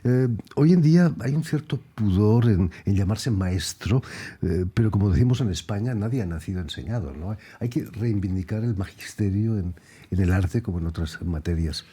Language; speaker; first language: Spanish; native; Spanish